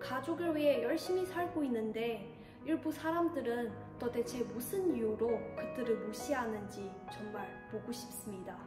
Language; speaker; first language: Korean; non-native, fluent; Chinese